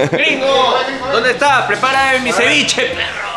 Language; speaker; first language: Spanish; native; Spanish